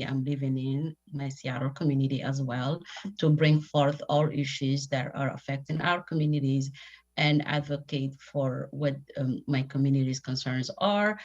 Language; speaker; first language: English; non-native, fluent; Somali